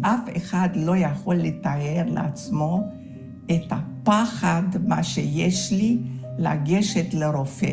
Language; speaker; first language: Hebrew; non-native, fluent; Hungarian